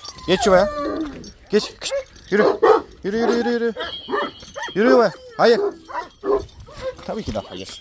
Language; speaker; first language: Turkish; native; Turkish